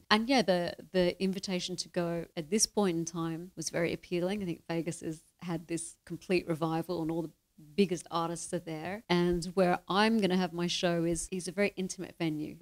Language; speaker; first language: English; native; English